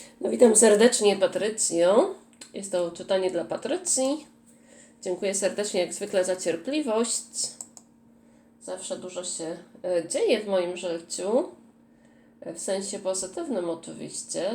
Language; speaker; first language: Polish; native; Polish